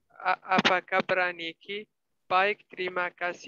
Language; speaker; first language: Indonesian; non-native, learner; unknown